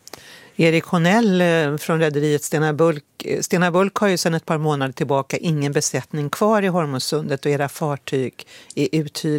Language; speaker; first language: Swedish; native; Swedish